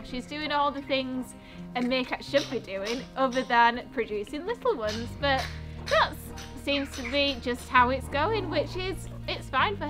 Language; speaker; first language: English; native; English